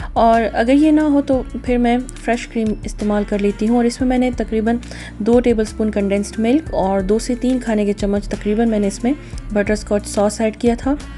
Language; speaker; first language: Urdu; native; Urdu